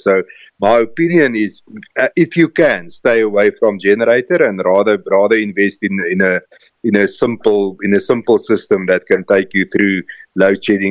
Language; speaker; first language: English; non-native, local second language; Afrikaans